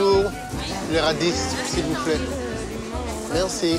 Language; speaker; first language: French; non-native, learner; Hebrew